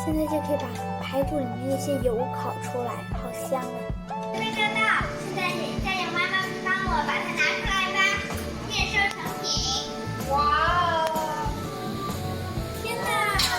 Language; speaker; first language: Chinese; early bilingual, heritage; Chinese